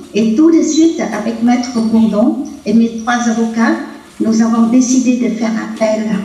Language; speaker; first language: French; non-native, local second language; Vietnamese